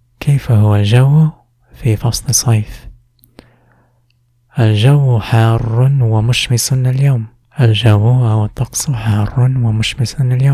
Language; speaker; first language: Arabic; non-native, fluent; English